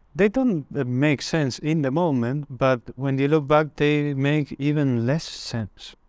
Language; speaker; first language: English; non-native, fluent; Spanish